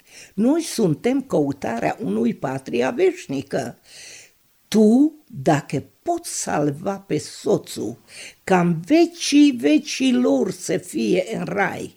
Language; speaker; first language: Romanian; non-native, local second language; Hungarian